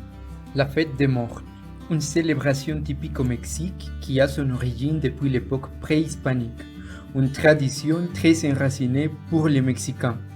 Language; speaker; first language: French; non-native, fluent; Spanish